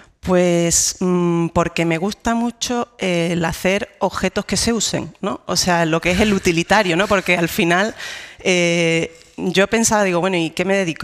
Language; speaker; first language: Spanish; native; Spanish